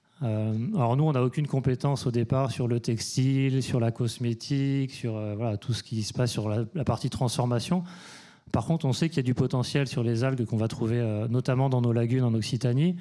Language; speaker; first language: French; native; French